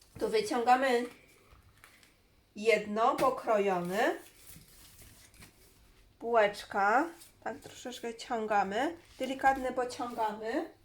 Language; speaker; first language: Polish; non-native, learner; Chinese